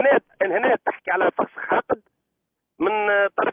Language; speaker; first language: Arabic; native; Arabic